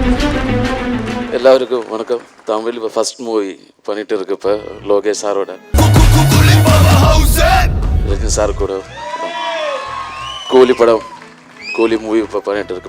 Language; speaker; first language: Tamil; non-native, learner; Malayalam